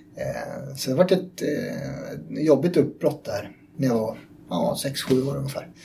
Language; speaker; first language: Swedish; native; Swedish